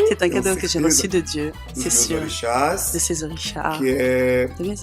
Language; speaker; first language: French; non-native, fluent; Portuguese